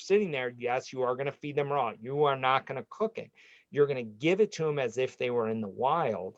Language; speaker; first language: English; native; English